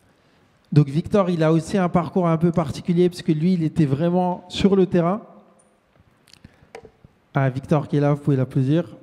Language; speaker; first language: French; native; French